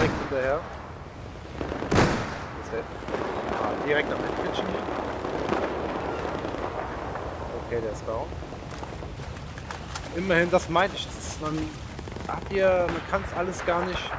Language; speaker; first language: German; native; German